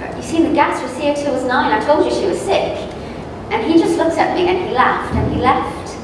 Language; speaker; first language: English; native; English